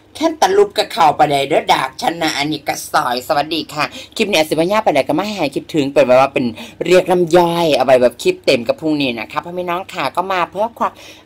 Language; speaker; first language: Thai; native; Thai